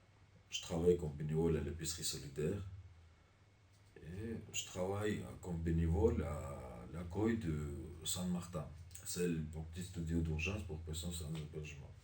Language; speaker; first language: French; non-native, learner; Armenian